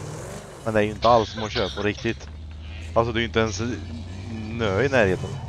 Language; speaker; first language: Swedish; native; Swedish